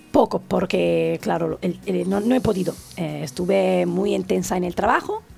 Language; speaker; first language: Spanish; non-native, fluent; Italian